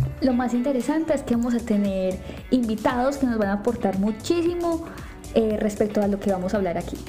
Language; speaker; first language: Spanish; native; Spanish